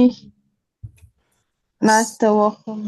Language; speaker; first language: German; non-native, learner; Indonesian